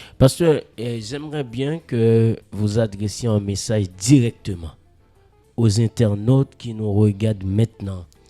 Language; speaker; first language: French; non-native, local second language; Haitian Creole